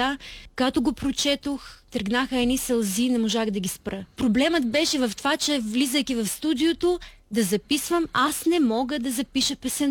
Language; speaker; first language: Bulgarian; non-native, fluent; Ukrainian